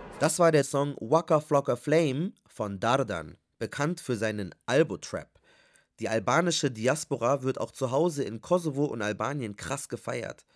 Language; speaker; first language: German; native; German